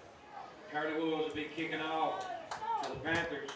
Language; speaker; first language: English; native; English